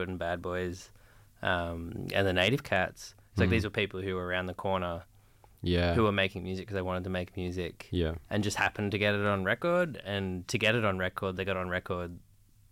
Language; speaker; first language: English; native; English